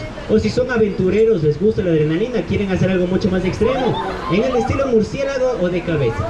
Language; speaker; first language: Spanish; native; Spanish